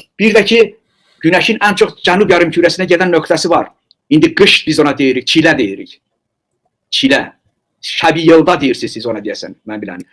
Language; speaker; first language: Azerbaijani; non-native, local second language; Talysh